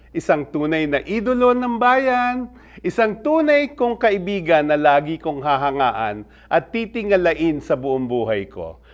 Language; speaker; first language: Filipino; native; Filipino